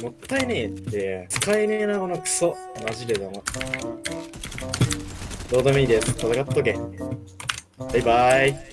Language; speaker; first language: Japanese; native; Japanese